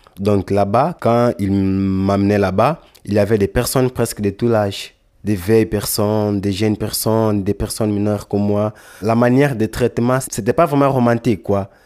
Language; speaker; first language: French; non-native, learner; Lingala